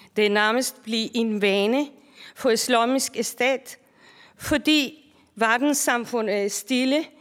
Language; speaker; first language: Danish; non-native, fluent; Persian